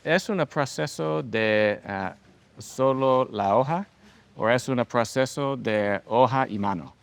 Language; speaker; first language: Spanish; non-native, learner; English